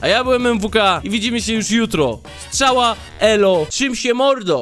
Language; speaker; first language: Polish; native; Polish